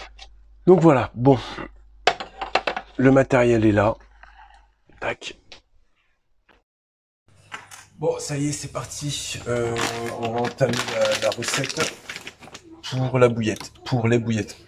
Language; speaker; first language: French; native; French